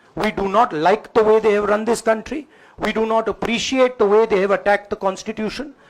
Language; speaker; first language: English; non-native, local second language; Hindi